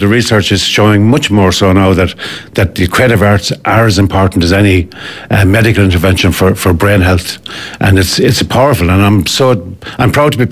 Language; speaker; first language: English; native; English